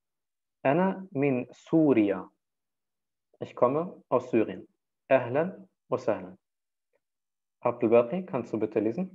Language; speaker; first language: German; early bilingual, other home language; Turkish